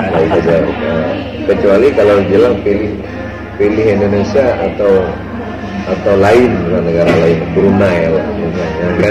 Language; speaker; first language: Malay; non-native, local second language; Achinese